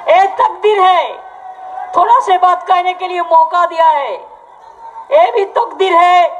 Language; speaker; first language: Hindi; non-native, local second language; Bangla